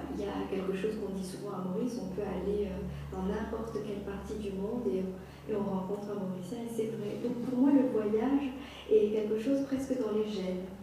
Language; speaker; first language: French; non-native, local second language; Morisyen